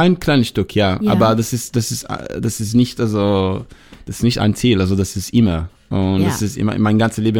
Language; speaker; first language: German; non-native, learner; Hebrew